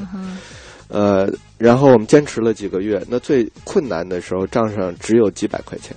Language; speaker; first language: Chinese; native; Chinese